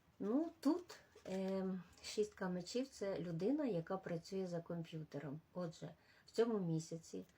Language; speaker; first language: Ukrainian; non-native, local second language; Russian